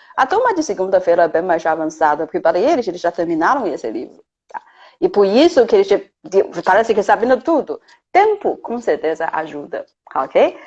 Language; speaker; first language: Portuguese; non-native, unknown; Chinese